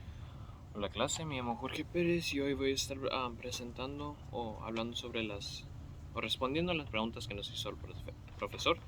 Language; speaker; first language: Spanish; early bilingual, heritage; Spanish